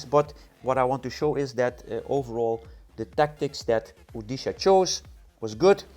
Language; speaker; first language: English; non-native, fluent; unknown